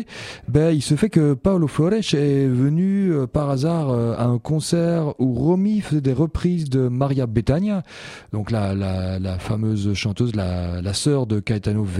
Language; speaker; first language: French; native; French